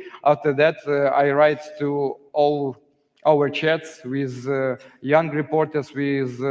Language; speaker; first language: English; non-native, learner; Ukrainian